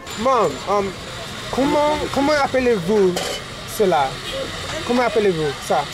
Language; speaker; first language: French; non-native, learner; English